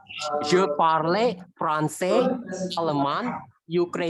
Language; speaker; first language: French; non-native, learner; Indonesian